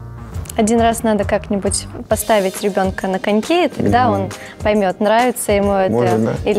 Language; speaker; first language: Russian; native; Russian